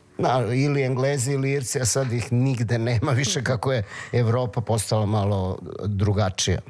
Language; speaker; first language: Serbian; early bilingual, heritage; Serbian